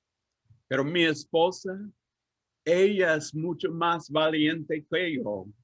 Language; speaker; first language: Spanish; non-native, learner; English